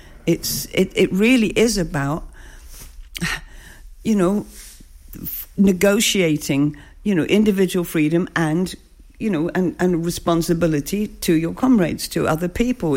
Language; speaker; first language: English; native; English